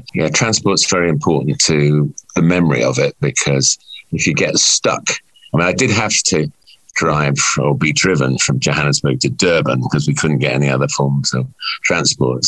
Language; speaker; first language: English; native; English